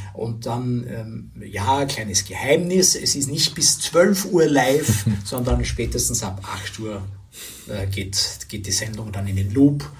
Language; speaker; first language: German; native; German